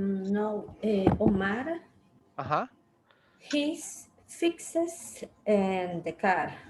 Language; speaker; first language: English; non-native, learner; Spanish